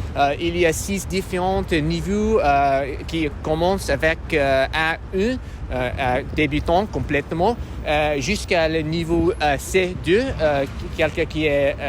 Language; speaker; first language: French; non-native, learner; English